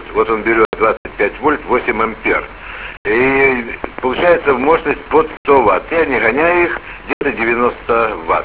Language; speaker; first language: Russian; native; Russian